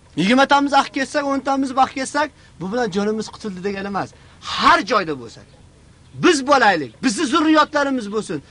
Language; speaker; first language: Uzbek; native; Uzbek